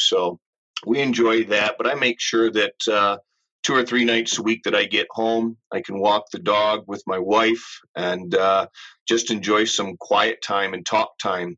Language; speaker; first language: English; native; English